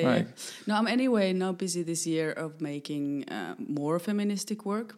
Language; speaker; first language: English; non-native, fluent; Finnish